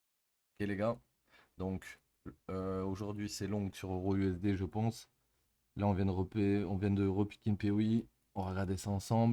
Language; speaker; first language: French; native; French